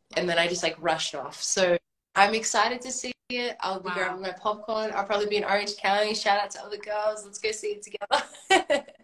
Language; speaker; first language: English; native; English